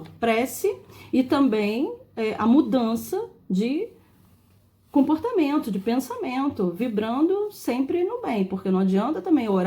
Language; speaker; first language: Portuguese; native; Portuguese